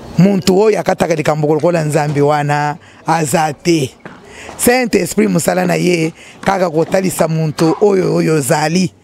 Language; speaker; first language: Lingala; native; Lingala